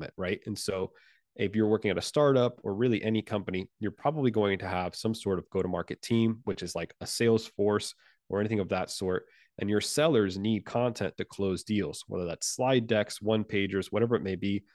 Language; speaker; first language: English; non-native, fluent; Spanish